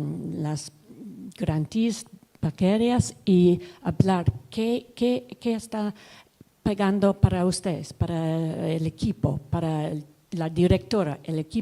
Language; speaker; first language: Spanish; non-native, learner; English